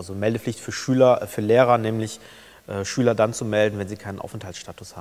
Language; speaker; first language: German; early bilingual, other home language; Turkish